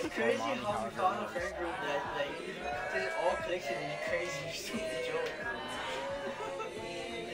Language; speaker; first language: English; native; English